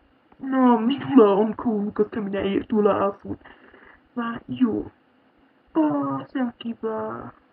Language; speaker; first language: Finnish; early bilingual, heritage; German